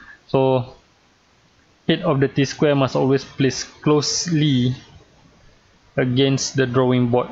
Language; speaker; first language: English; non-native, local second language; Malay